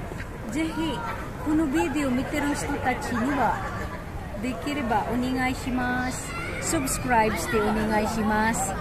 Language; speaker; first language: Japanese; non-native, fluent; Filipino